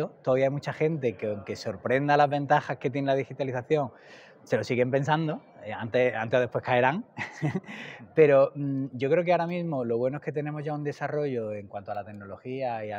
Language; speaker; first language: Spanish; native; Spanish